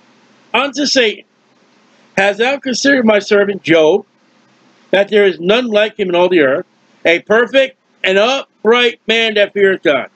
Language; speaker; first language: English; native; English